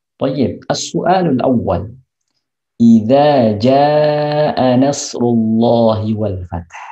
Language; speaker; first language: Arabic; non-native, fluent; Indonesian